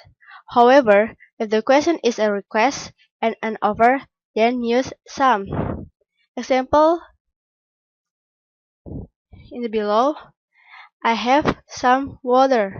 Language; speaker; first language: English; non-native, learner; Indonesian